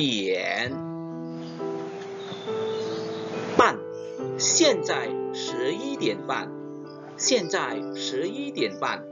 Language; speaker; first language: Chinese; non-native, fluent; Indonesian